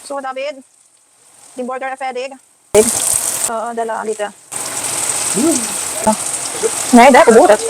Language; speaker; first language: Swedish; non-native, learner; Filipino